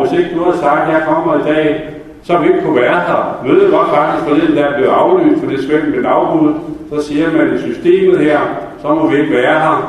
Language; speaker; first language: Danish; native; Danish